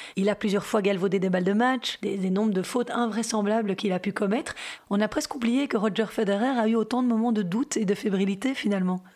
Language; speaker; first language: French; native; French